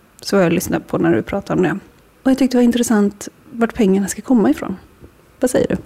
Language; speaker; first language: Swedish; native; Swedish